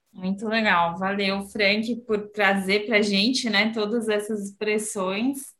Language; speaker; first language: Portuguese; native; Portuguese